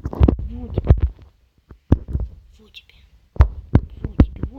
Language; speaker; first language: Russian; native; Russian